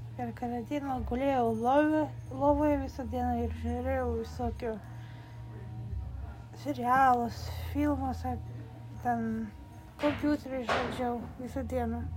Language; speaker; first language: Lithuanian; non-native, learner; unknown